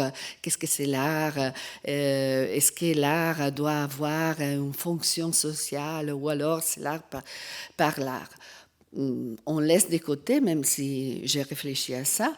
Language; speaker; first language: French; non-native, fluent; Italian